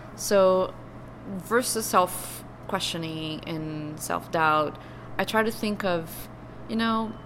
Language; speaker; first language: English; non-native, fluent; Portuguese